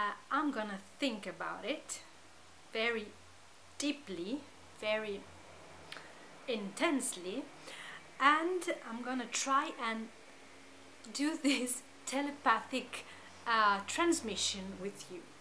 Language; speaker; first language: English; non-native, fluent; Italian